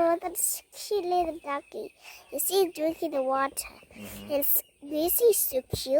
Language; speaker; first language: English; non-native, learner; Khmer